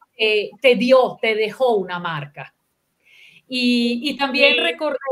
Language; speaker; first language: Spanish; non-native, local second language; Italian